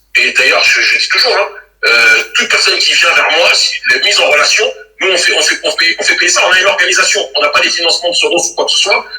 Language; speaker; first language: French; native; French